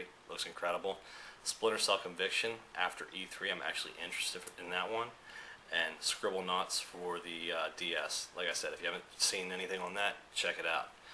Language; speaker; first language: English; early bilingual, other home language; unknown